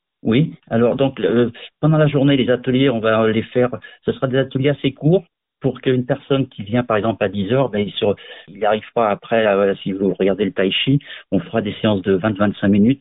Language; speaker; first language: French; native; French